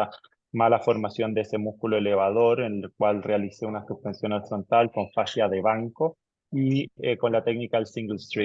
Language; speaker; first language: Spanish; native; Spanish